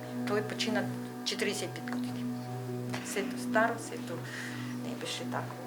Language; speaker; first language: Macedonian; non-native, learner; Russian